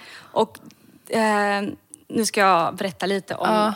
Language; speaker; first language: Swedish; early bilingual, other home language; Serbian